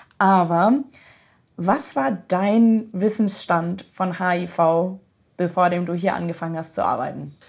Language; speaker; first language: German; native; German